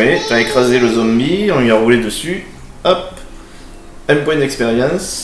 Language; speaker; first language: French; native; French